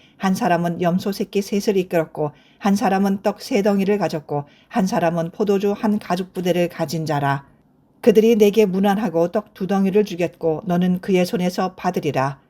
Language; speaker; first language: Korean; native; Korean